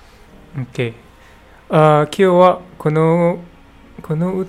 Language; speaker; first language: Japanese; non-native, learner; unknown